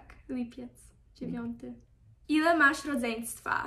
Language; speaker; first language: Polish; early bilingual, heritage; Polish